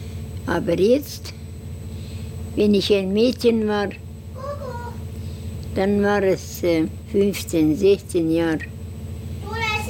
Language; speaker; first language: German; non-native, learner; Estonian